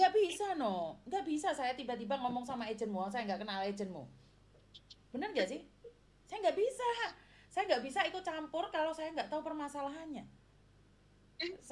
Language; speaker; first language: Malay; non-native, local second language; Javanese